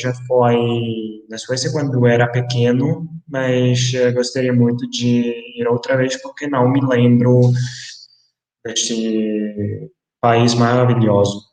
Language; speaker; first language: Portuguese; non-native, fluent; Italian